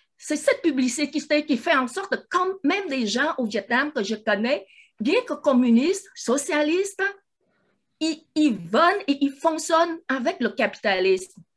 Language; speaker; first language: French; non-native, fluent; Vietnamese